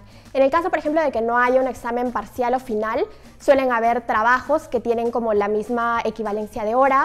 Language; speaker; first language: Spanish; native; Spanish